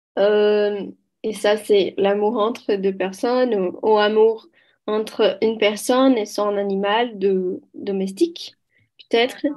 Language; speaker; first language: French; non-native, learner; Portuguese